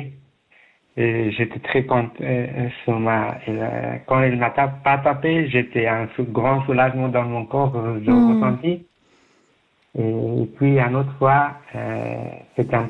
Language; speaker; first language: French; non-native, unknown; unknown